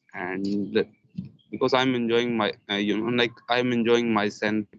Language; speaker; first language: English; non-native, learner; Hindi